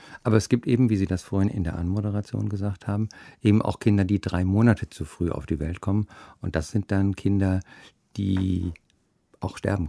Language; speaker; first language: German; native; German